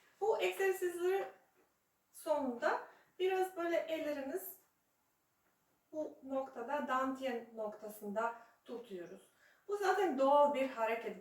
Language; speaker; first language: Turkish; non-native, fluent; Serbian